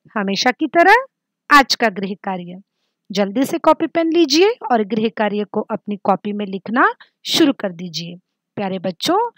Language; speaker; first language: Hindi; non-native, local second language; Marathi